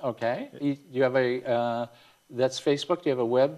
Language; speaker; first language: English; native; English